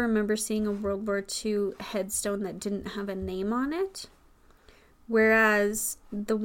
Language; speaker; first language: English; native; English